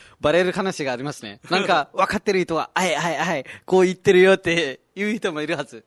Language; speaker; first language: Japanese; non-native, fluent; Nepali